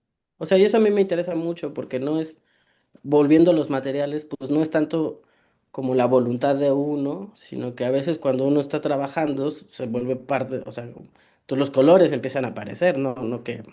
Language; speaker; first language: Spanish; native; Spanish